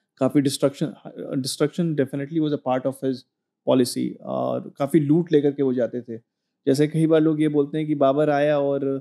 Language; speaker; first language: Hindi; native; Hindi